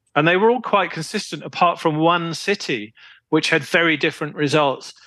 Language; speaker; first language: English; native; English